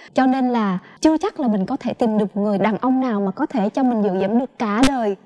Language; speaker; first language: Vietnamese; native; Vietnamese